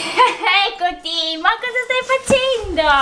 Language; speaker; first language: Italian; native; Italian